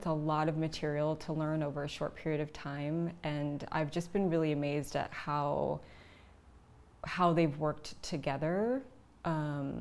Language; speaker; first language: English; native; English